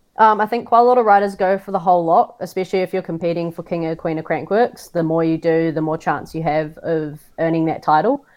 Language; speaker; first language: English; native; English